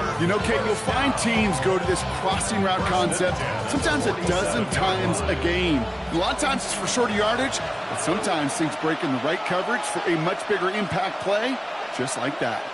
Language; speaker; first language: English; native; English